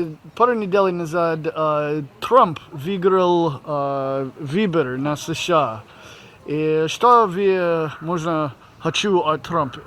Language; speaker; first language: Russian; non-native, learner; English